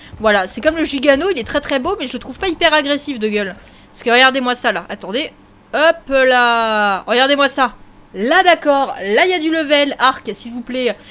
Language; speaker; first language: French; native; French